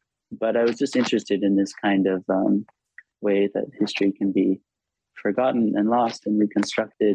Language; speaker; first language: English; non-native, fluent; Hebrew